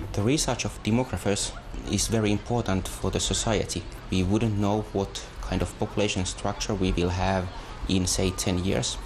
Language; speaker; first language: English; non-native, fluent; Finnish